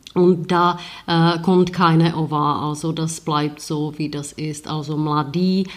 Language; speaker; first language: German; non-native, fluent; Czech